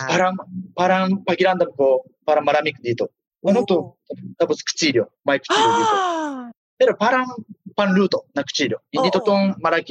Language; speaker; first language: Filipino; non-native, learner; Japanese